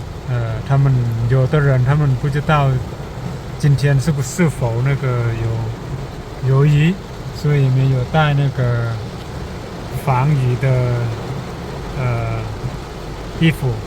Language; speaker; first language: Chinese; non-native, fluent; Lao